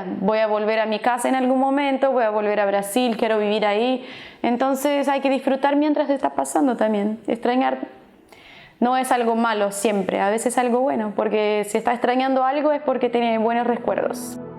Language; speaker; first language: Spanish; non-native, fluent; Portuguese